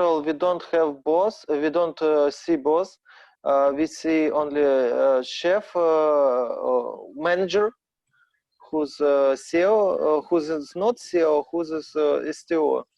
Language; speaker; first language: English; non-native, learner; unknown